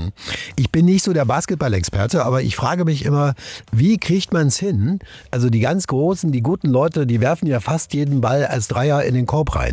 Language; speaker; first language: German; native; German